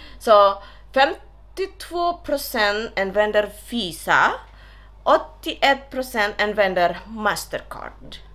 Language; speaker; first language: Swedish; non-native, learner; Indonesian